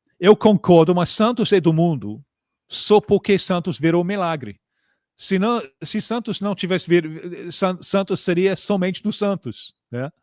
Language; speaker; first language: Portuguese; non-native, fluent; English